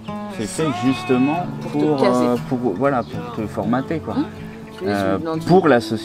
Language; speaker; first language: French; native; French